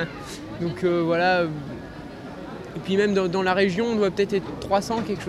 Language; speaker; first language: French; native; French